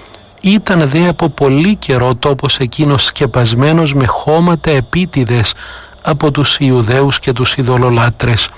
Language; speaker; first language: Greek; native; Greek